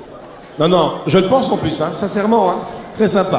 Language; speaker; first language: French; native; French